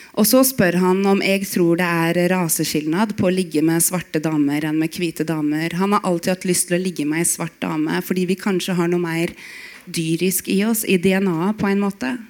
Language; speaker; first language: Norwegian; native; Norwegian